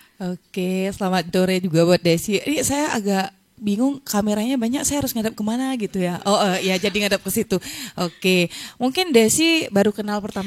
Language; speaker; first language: Indonesian; native; Indonesian